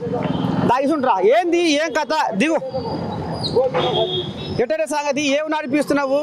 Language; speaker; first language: Telugu; native; Telugu